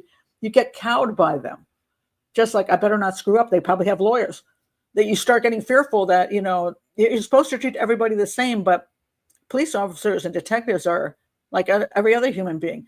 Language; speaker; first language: English; native; English